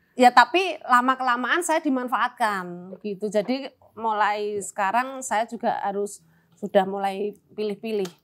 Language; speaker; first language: Indonesian; non-native, local second language; Javanese